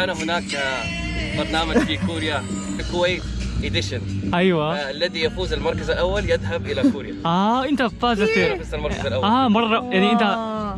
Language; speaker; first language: Arabic; non-native, learner; Korean